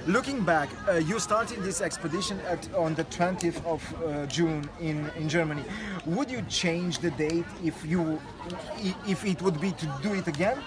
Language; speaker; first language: English; non-native, fluent; Romanian